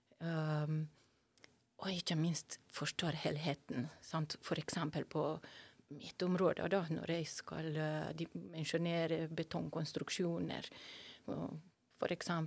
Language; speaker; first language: Norwegian; non-native, fluent; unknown